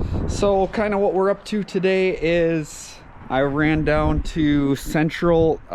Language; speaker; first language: English; native; English